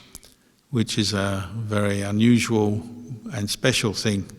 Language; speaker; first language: English; native; English